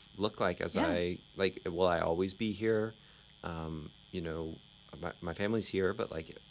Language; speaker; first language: English; native; English